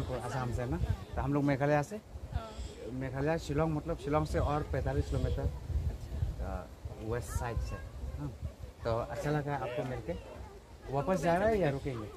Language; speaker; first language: Hindi; non-native, local second language; Khasi